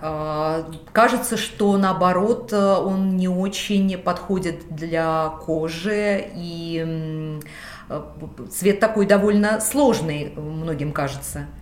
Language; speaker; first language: Russian; native; Russian